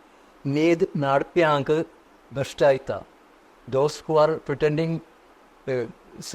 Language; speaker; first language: English; non-native, local second language; Konkani